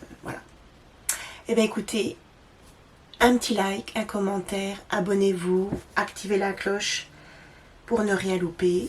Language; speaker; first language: French; native; French